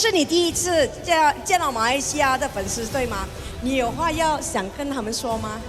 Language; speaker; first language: Chinese; early bilingual, heritage; Chinese